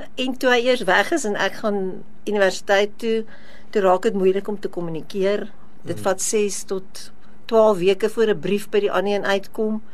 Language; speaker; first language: Afrikaans; native; Afrikaans